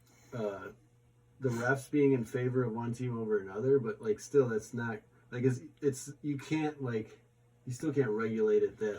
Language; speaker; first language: English; native; English